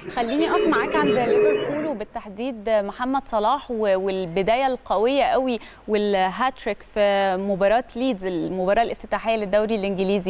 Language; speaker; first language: Arabic; native; Arabic